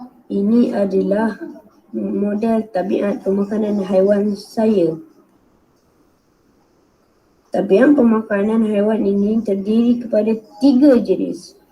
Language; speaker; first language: Malay; native; Malay